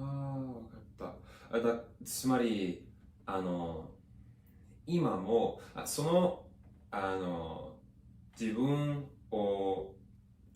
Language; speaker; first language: Japanese; non-native, fluent; English